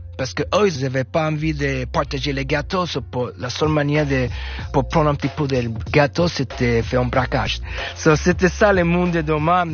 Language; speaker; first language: French; non-native, fluent; English